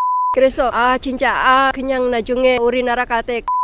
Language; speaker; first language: Korean; non-native, learner; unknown